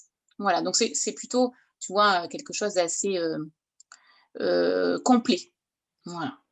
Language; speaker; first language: French; native; French